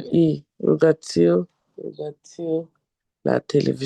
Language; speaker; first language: French; non-native, learner; English